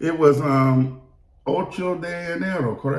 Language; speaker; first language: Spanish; non-native, learner; English